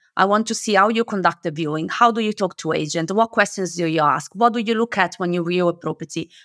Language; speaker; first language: English; non-native, fluent; Italian